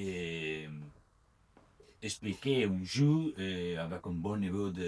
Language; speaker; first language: French; non-native, learner; Italian